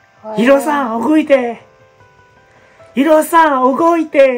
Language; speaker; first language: Japanese; non-native, learner; Nepali